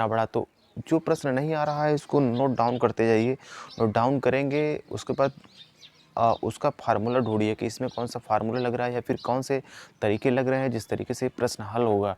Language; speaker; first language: Hindi; native; Hindi